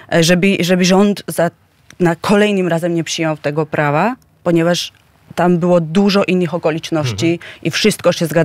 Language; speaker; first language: Polish; non-native, fluent; Georgian